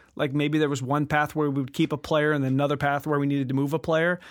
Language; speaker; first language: English; native; English